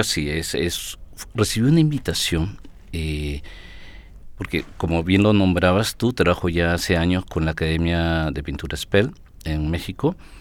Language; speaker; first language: Spanish; native; Spanish